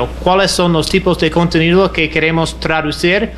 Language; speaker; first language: Spanish; non-native, fluent; English